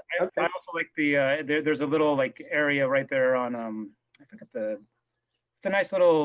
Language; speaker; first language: English; native; English